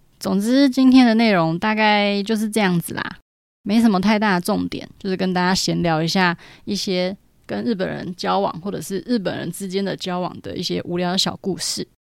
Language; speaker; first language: Chinese; native; Chinese